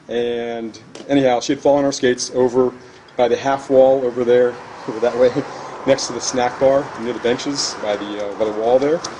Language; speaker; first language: English; native; English